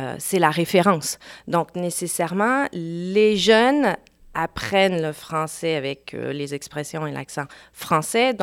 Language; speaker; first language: French; native; French